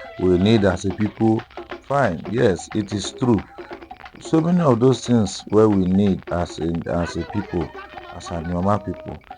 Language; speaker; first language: Nigerian Pidgin; non-native, local second language; Igbo